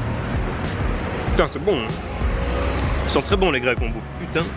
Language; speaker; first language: French; native; French